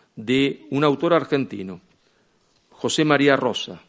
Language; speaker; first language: Spanish; native; Spanish